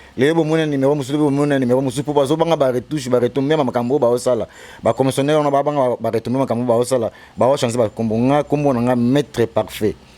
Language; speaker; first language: Lingala; non-native, local second language; Kongo